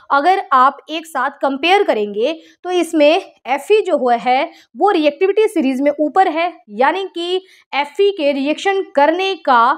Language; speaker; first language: Hindi; native; Hindi